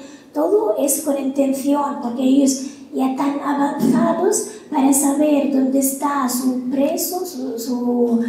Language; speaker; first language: Spanish; non-native, fluent; Arabic